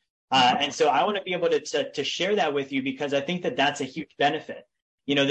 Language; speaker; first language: English; native; English